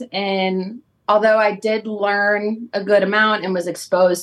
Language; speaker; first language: English; native; English